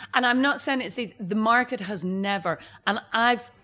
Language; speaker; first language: English; native; English